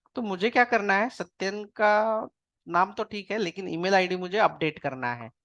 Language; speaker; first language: Hindi; non-native, local second language; Marathi